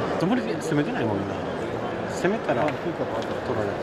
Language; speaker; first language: Japanese; native; Japanese